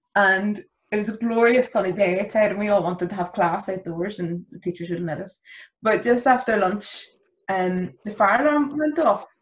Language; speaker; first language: English; native; English